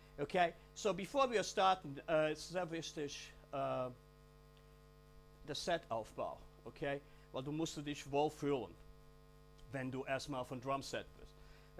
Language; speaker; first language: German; non-native, learner; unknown